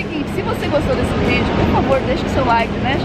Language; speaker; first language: Portuguese; native; Portuguese